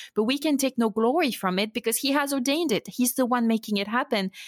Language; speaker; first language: English; non-native, fluent; French